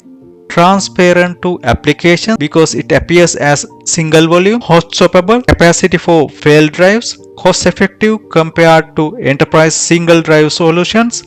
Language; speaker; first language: English; non-native, fluent; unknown